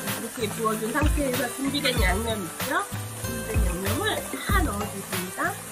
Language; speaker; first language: Korean; native; Korean